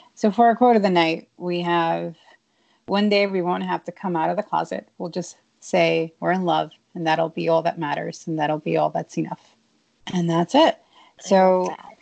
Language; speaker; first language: English; early bilingual, other home language; Spanish